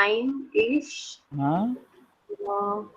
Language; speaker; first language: German; non-native, learner; Marathi